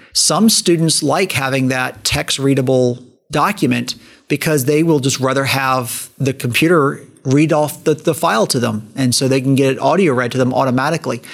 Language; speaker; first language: English; native; English